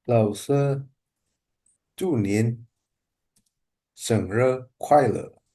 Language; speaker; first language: Chinese; non-native, learner; Indonesian